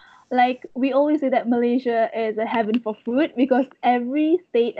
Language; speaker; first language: English; non-native, local second language; Malay